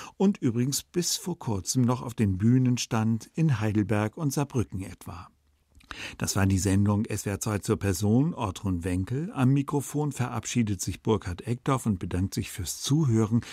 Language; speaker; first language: German; native; German